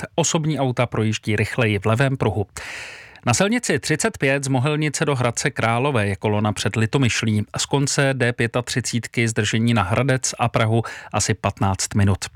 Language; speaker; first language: Czech; native; Czech